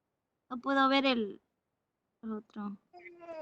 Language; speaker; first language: Spanish; native; Spanish